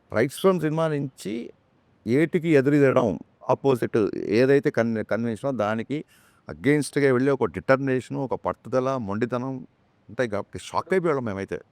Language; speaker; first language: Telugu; native; Telugu